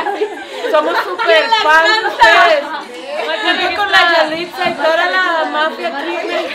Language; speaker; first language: Spanish; native; Spanish